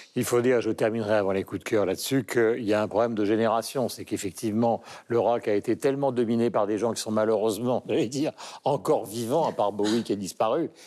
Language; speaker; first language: French; native; French